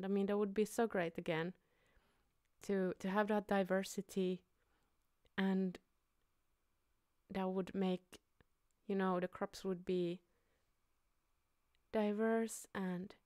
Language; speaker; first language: English; non-native, fluent; Finnish